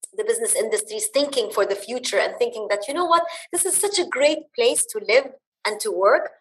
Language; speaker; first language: English; early bilingual, other home language; Arabic